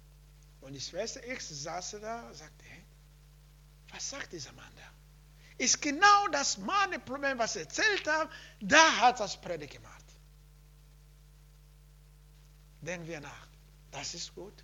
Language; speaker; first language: German; non-native, learner; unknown